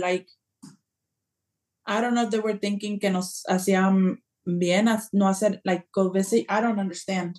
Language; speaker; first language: English; early bilingual, other home language; Spanish